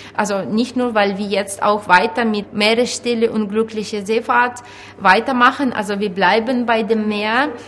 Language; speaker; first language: German; non-native, fluent; Ukrainian